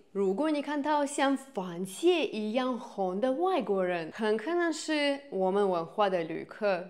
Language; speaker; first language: Chinese; non-native, fluent; Russian